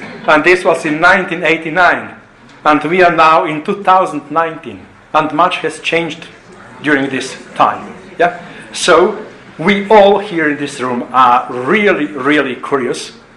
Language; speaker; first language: English; non-native, fluent; Slovenian